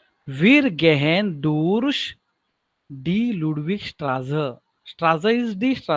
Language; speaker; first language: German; non-native, learner; Marathi